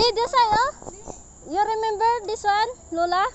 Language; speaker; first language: English; non-native, learner; Filipino